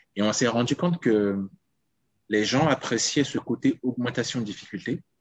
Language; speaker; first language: French; non-native, local second language; Sango